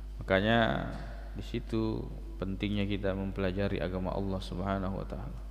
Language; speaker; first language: Malay; non-native, local second language; Buginese